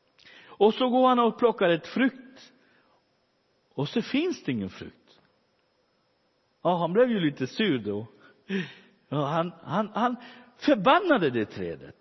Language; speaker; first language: Swedish; non-native, fluent; Romany